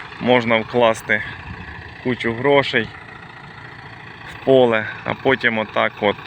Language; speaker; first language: Ukrainian; native; Ukrainian